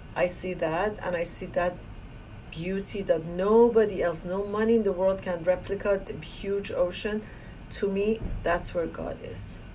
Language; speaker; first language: English; non-native, fluent; Persian